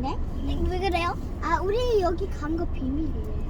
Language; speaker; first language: Korean; early bilingual, other home language; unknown